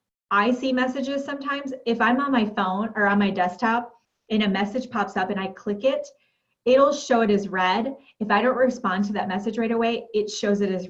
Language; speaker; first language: English; native; English